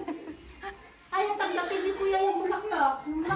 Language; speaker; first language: Filipino; non-native, local second language; Bikol